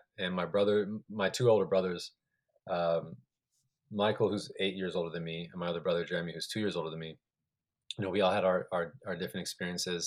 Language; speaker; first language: English; native; English